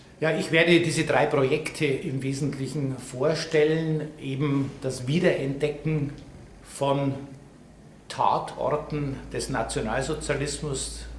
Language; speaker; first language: German; native; German